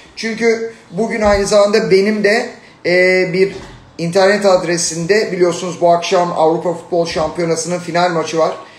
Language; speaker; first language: Turkish; native; Turkish